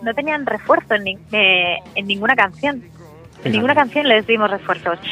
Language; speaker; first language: Spanish; native; Spanish